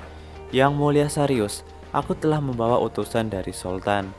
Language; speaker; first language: Indonesian; native; Indonesian